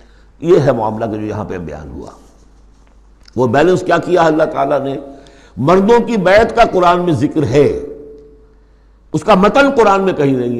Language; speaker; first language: Urdu; native; Urdu